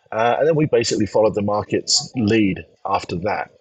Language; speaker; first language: English; native; English